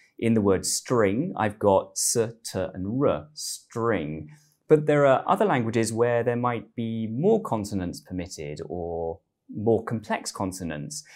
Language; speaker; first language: English; native; English